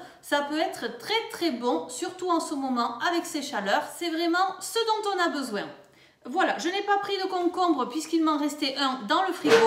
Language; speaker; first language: French; native; French